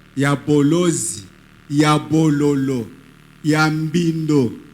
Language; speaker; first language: Lingala; native; Lingala